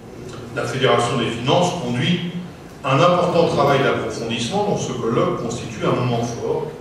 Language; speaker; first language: French; native; French